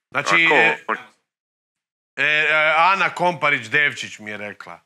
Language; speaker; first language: Croatian; native; Croatian